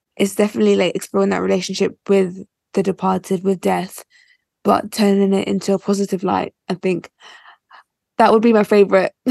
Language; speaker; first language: English; native; English